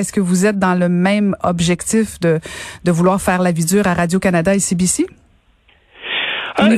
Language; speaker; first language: French; native; French